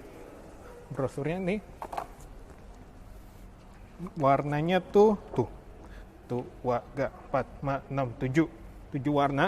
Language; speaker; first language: Indonesian; native; Indonesian